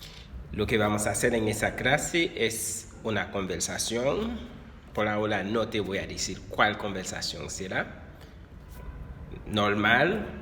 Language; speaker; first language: Spanish; non-native, fluent; Haitian Creole